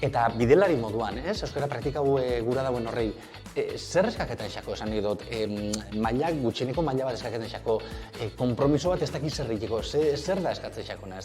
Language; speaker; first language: Basque; native; Basque